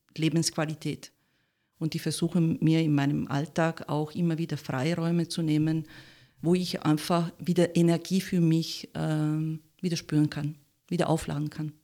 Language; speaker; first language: German; non-native, fluent; Italian